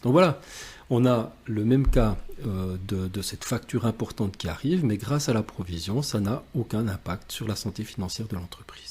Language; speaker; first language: French; native; French